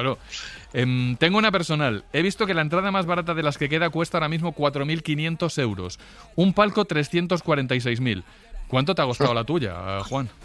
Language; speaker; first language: Spanish; native; Spanish